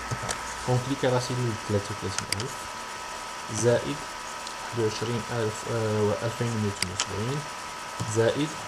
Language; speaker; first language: Arabic; native; Arabic